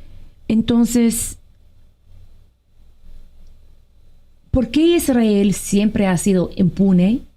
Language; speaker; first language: Spanish; non-native, fluent; Arabic